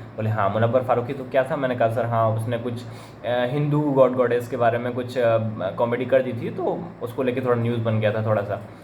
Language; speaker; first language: Hindi; native; Hindi